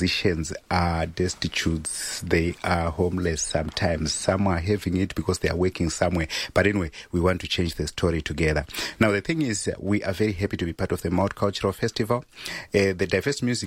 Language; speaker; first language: English; non-native, local second language; Shona